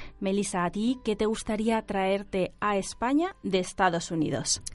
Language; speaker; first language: Spanish; native; Spanish